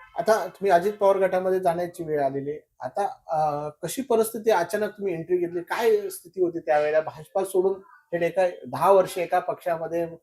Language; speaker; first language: Marathi; native; Marathi